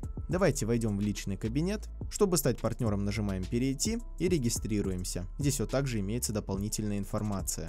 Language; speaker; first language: Russian; native; Russian